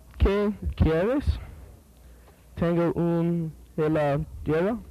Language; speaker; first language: Spanish; non-native, learner; English